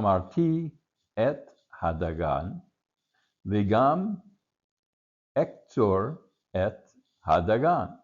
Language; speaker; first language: Hebrew; non-native, learner; English